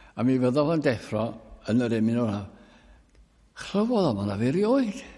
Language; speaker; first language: Welsh; early bilingual, heritage; Welsh